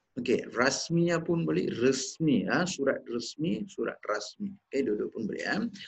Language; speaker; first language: Malay; non-native, local second language; Tamil